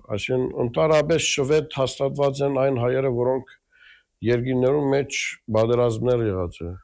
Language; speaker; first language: Armenian; native; Armenian